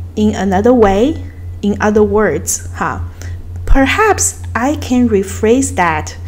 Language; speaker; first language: English; non-native, fluent; Chinese